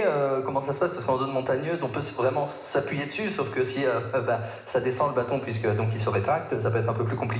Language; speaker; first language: French; native; French